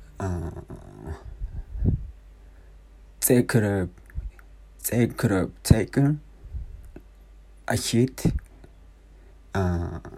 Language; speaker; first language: English; non-native, learner; Japanese